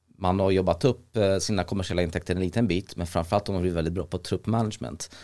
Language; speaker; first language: Swedish; early bilingual, other home language; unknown